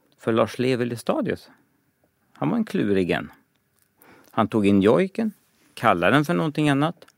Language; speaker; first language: Swedish; native; Swedish